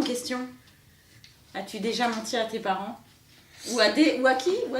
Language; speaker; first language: French; native; French